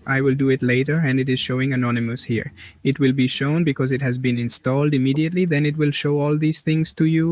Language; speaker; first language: English; non-native, learner; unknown